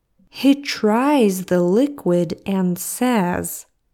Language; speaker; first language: English; non-native, fluent; Russian